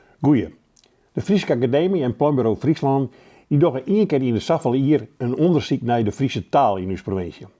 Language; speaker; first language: Dutch; non-native, local second language; Western Frisian